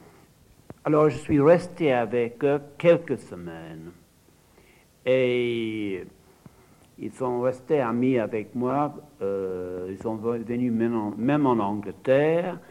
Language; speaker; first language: French; non-native, fluent; English